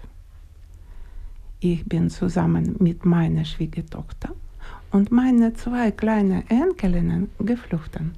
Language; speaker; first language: German; non-native, learner; Ukrainian